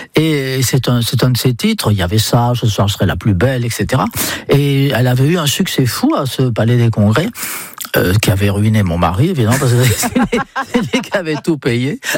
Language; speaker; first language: French; non-native, fluent; English